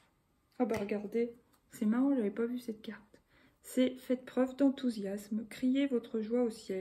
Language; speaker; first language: French; native; French